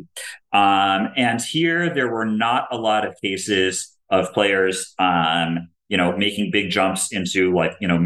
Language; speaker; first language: English; native; English